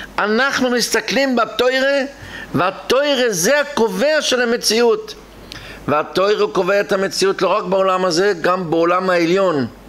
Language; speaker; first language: Hebrew; non-native, local second language; Yiddish